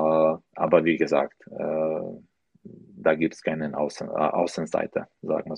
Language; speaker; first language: German; non-native, learner; Slovak